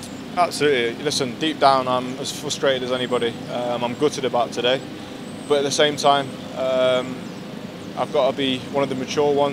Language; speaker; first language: English; native; English